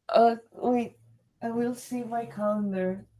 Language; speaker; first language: English; non-native, fluent; Japanese